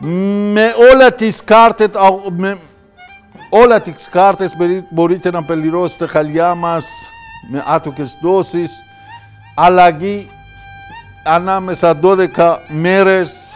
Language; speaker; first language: Greek; non-native, learner; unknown